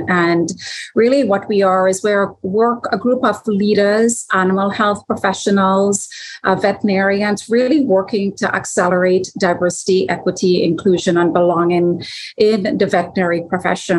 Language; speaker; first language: English; native; English